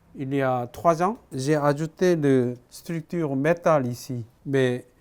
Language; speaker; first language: French; non-native, fluent; Korean